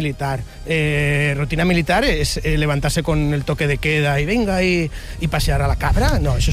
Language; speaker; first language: Spanish; native; Spanish